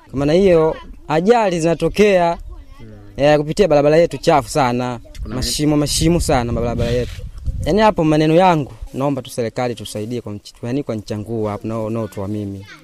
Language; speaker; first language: Swahili; non-native, local second language; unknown